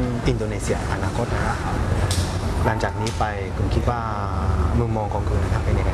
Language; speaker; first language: Thai; native; Thai